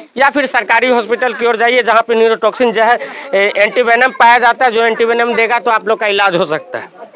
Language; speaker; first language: Hindi; native; Hindi